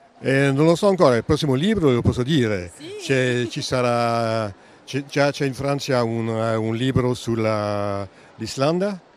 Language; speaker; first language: Italian; non-native, learner; French